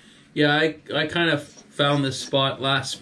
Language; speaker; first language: English; native; English